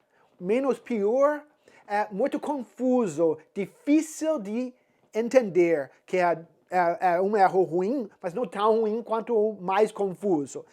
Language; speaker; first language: Portuguese; non-native, fluent; English